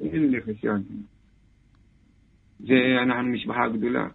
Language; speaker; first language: Hebrew; non-native, local second language; Arabic